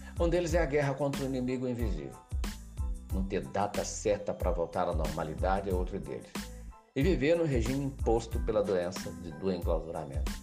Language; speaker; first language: Portuguese; native; Portuguese